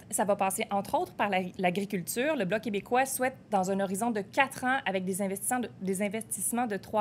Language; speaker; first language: French; native; French